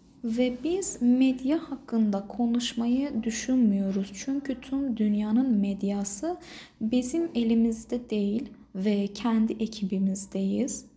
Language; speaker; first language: Turkish; non-native, fluent; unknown